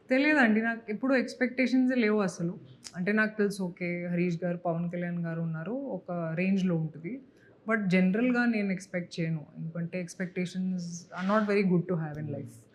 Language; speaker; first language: Telugu; non-native, fluent; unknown